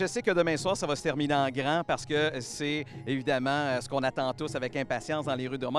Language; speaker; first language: French; native; French